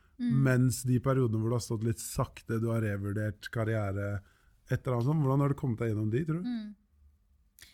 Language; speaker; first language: Norwegian; native; Norwegian